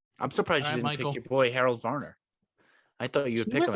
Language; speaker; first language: English; native; English